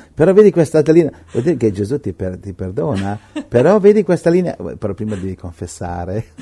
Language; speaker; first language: Italian; native; Italian